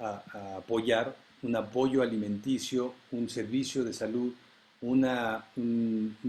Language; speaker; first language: Spanish; native; Spanish